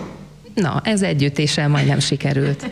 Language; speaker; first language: Hungarian; native; Hungarian